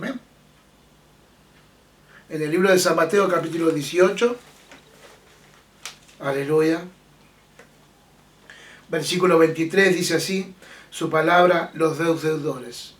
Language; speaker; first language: Spanish; native; Spanish